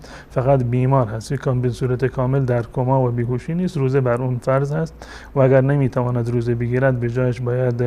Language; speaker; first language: Persian; native; Persian